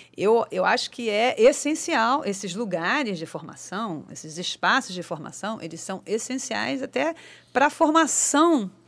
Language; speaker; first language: Portuguese; native; Portuguese